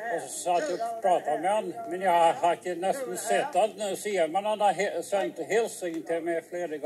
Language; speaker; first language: Norwegian; early bilingual, heritage; Norwegian